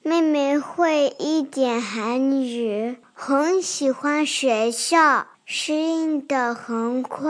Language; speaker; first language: Chinese; early bilingual, heritage; Chinese